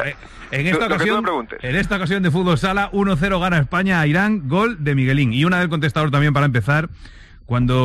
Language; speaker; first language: Spanish; native; Spanish